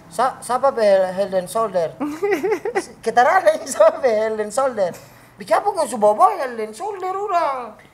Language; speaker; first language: Indonesian; native; Indonesian